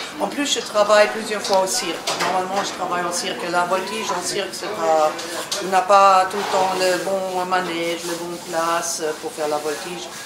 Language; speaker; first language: French; non-native, learner; German